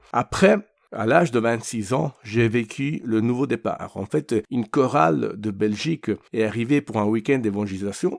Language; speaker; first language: French; non-native, fluent; Italian